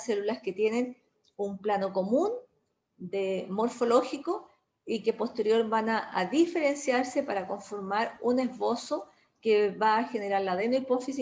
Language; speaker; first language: Spanish; native; Spanish